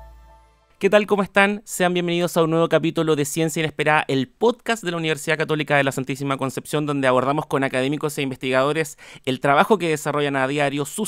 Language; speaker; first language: Spanish; native; Spanish